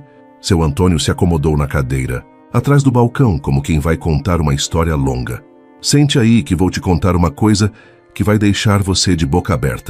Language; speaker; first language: Portuguese; native; Portuguese